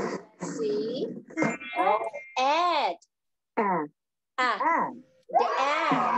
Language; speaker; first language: English; non-native, learner; Vietnamese